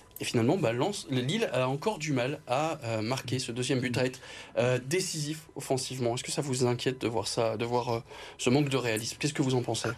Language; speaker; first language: French; native; French